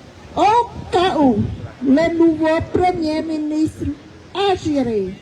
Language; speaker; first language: French; non-native, fluent; Khmer